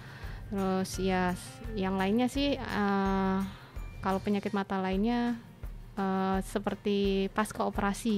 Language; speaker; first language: Indonesian; native; Indonesian